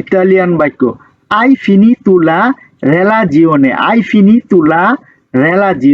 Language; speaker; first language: Italian; non-native, learner; Bangla